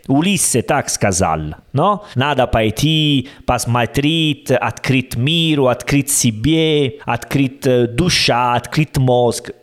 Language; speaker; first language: Russian; non-native, learner; Italian